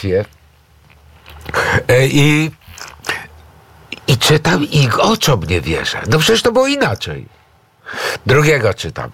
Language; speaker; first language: Polish; native; Polish